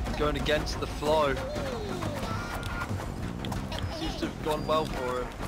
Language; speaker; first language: English; native; English